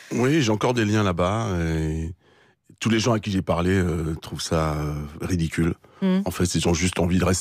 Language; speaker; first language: French; native; French